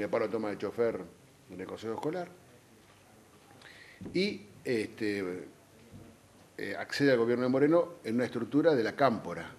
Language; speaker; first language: Spanish; native; Spanish